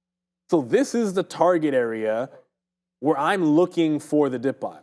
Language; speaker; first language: English; native; English